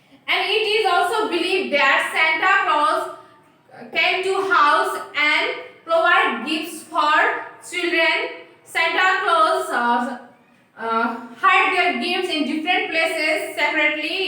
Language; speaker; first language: English; non-native, local second language; Nepali